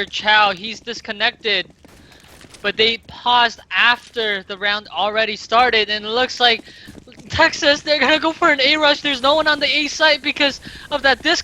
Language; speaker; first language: English; native; English